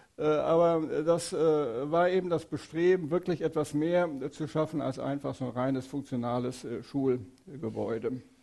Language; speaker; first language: German; native; German